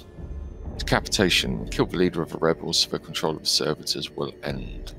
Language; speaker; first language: English; native; English